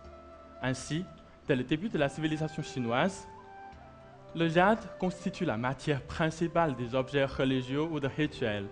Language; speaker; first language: French; non-native, fluent; Chinese